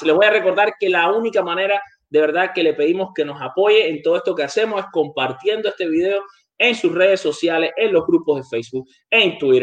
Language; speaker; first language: Spanish; native; Spanish